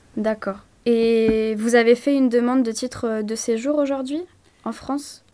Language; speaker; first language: French; native; French